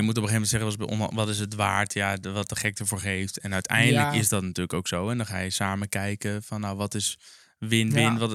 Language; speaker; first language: Dutch; native; Dutch